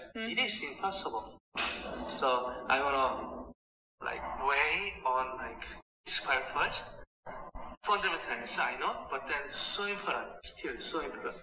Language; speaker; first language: English; non-native, fluent; Korean